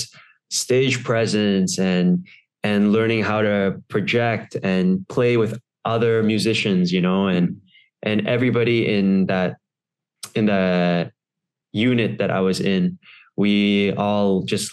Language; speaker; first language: English; native; English